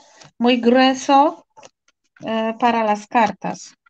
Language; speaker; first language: Spanish; non-native, fluent; Polish